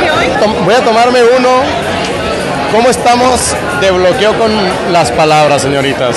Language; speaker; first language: Spanish; native; Spanish